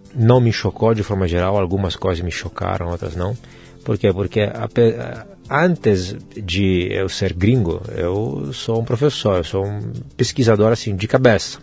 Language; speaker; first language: Portuguese; non-native, fluent; Italian